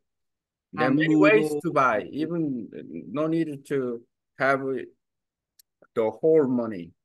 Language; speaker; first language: English; non-native, learner; Korean